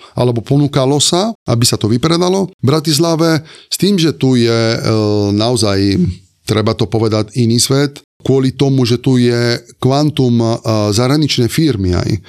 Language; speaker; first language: Slovak; non-native, fluent; Italian